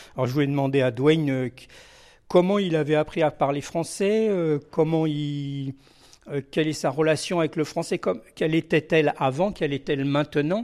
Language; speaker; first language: French; native; French